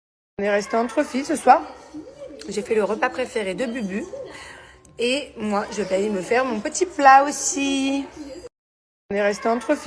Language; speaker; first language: French; native; French